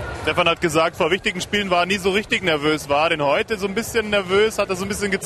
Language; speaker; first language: German; native; German